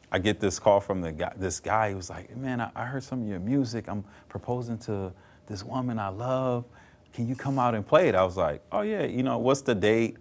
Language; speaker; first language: English; native; English